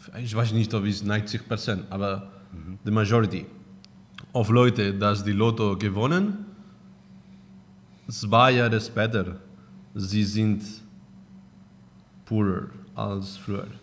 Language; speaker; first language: German; non-native, learner; Spanish